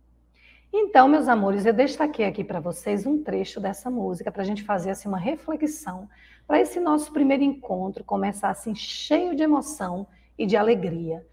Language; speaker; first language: Portuguese; native; Portuguese